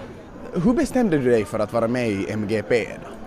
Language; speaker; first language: Swedish; native; Swedish